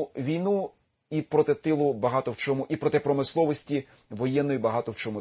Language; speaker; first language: Ukrainian; native; Ukrainian